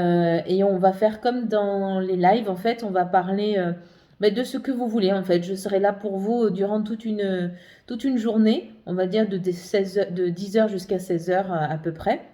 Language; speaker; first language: French; native; French